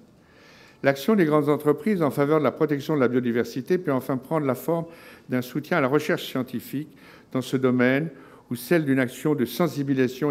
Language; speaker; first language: French; native; French